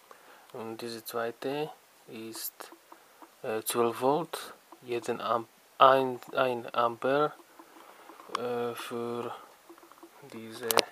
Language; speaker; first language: German; non-native, learner; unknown